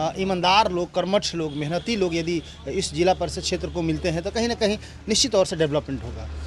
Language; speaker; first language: Hindi; native; Hindi